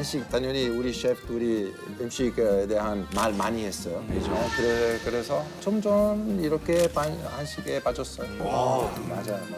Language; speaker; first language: Korean; non-native, learner; Italian